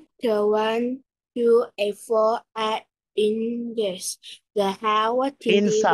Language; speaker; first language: English; non-native, learner; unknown